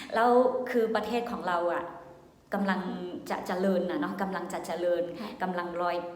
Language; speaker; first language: Thai; non-native, fluent; Burmese